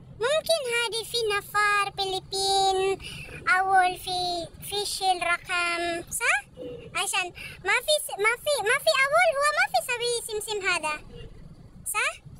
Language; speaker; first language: Arabic; non-native, learner; Filipino